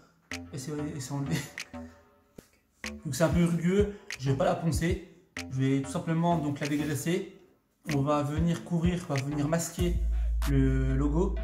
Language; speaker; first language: French; native; French